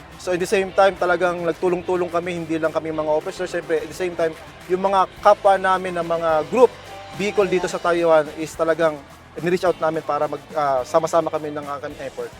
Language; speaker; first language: Filipino; non-native, local second language; Bikol